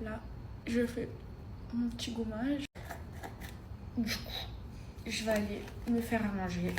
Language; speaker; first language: French; native; French